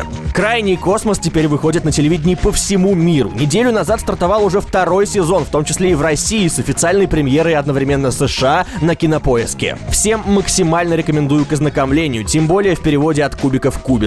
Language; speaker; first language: Russian; native; Russian